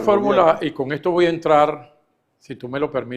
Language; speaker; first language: Spanish; native; Spanish